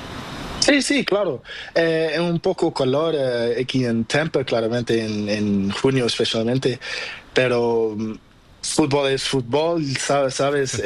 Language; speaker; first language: Spanish; non-native, learner; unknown